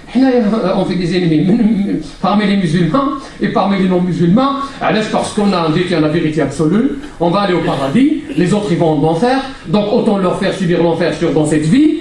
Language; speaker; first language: French; non-native, local second language; Arabic